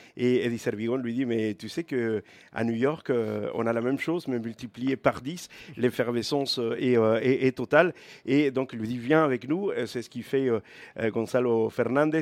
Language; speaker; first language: French; non-native, fluent; Spanish